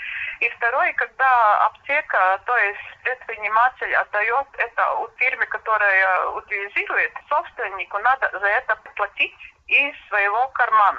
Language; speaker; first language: Russian; non-native, local second language; Latvian